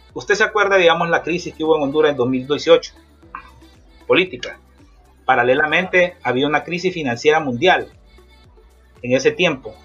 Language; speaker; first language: Spanish; native; Spanish